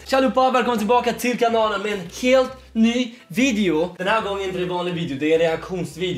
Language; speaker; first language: Swedish; early bilingual, other home language; Russian